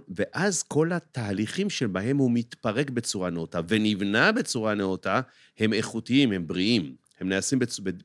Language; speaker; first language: Hebrew; native; Hebrew